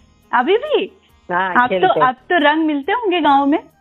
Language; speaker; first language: Hindi; native; Hindi